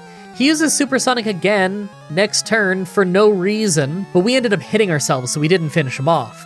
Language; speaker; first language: English; native; English